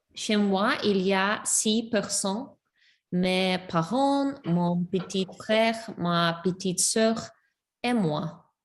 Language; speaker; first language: French; non-native, learner; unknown